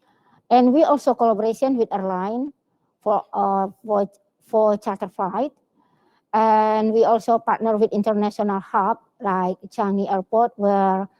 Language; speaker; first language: English; non-native, learner; Indonesian